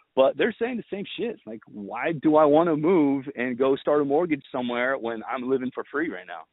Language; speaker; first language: English; early bilingual, other home language; Romanian